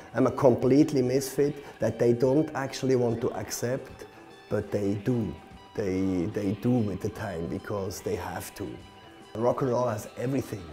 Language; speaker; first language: English; non-native, fluent; Swiss German